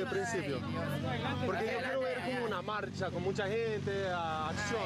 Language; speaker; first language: Spanish; early bilingual, heritage; English